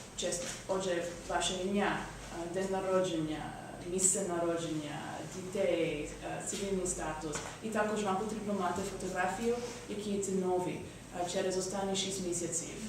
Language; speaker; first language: Ukrainian; non-native, learner; English